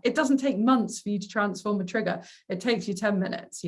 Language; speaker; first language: English; native; English